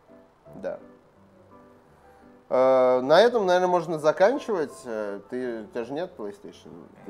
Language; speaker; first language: Russian; native; Russian